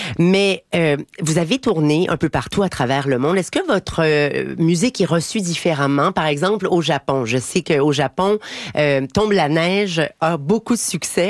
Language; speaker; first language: French; native; French